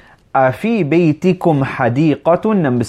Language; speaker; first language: Arabic; non-native, fluent; English